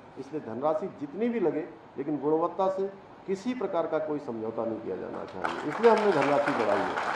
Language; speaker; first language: Hindi; native; Hindi